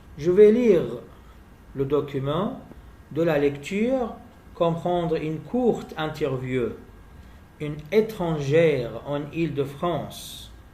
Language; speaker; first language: French; non-native, fluent; Arabic